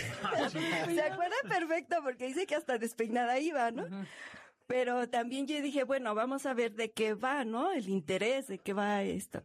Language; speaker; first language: Spanish; native; Spanish